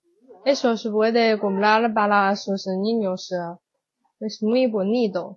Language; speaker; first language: Spanish; non-native, learner; Chinese